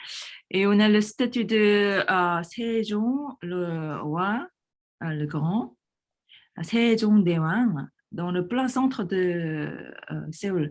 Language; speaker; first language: French; non-native, fluent; Korean